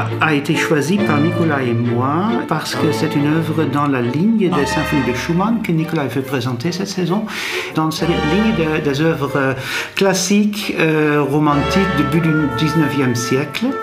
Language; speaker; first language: French; non-native, fluent; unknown